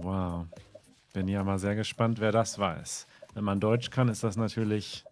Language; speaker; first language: German; native; German